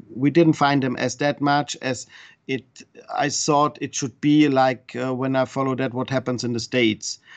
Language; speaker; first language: English; non-native, fluent; German